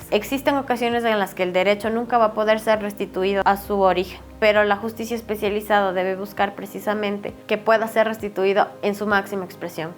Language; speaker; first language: Spanish; native; Spanish